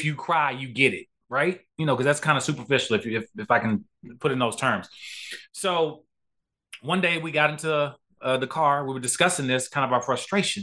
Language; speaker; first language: English; native; English